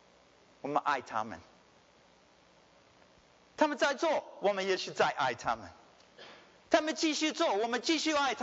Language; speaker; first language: Chinese; early bilingual, heritage; Chinese